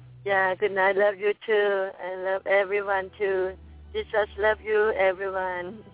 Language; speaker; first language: English; non-native, learner; Thai